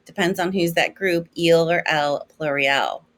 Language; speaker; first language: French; non-native, fluent; English